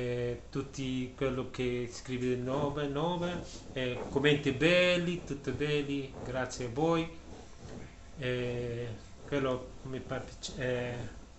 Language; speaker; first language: Italian; non-native, learner; Filipino